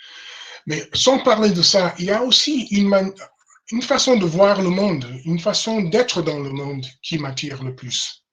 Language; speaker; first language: French; non-native, fluent; English